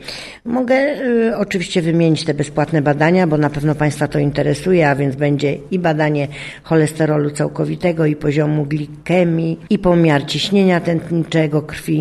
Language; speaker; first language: Polish; native; Polish